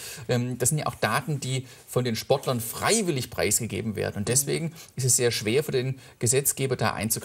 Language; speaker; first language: German; native; German